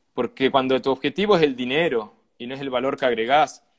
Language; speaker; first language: Spanish; native; Spanish